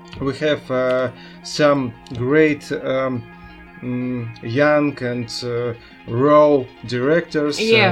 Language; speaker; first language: English; non-native, learner; Russian